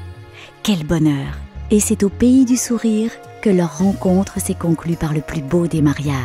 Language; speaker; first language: French; native; French